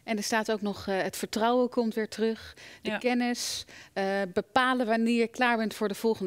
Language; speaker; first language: Dutch; native; Dutch